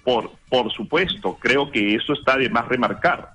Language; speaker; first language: Spanish; native; Spanish